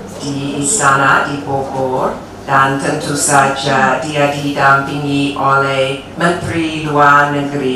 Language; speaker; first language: Indonesian; non-native, fluent; English